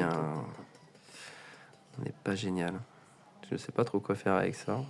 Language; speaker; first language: French; native; French